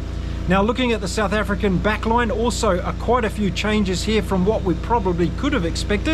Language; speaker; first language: English; native; English